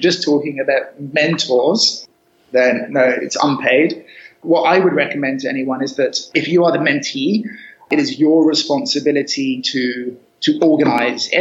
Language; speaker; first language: English; native; English